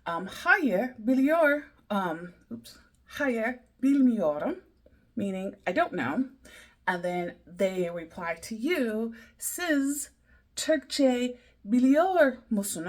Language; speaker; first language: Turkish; non-native, learner; English